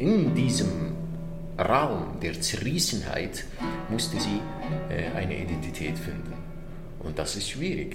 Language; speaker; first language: German; non-native, fluent; Arabic